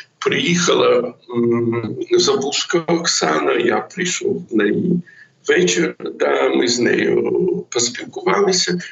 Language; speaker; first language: Ukrainian; non-native, local second language; Russian